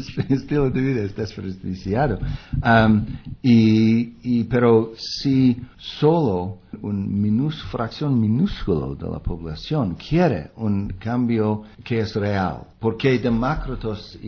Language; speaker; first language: Spanish; non-native, fluent; English